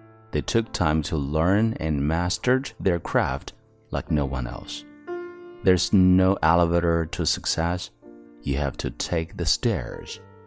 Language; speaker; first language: English; non-native, fluent; Chinese